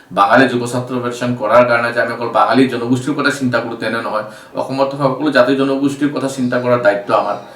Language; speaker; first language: Assamese; non-native, local second language; Bangla